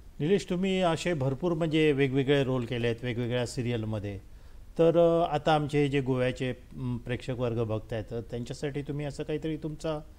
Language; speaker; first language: Marathi; native; Marathi